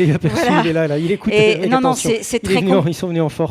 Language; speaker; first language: French; native; French